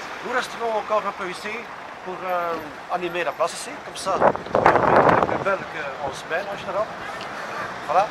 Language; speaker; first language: French; non-native, local second language; Dutch